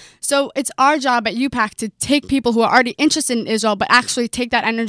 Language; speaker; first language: English; native; English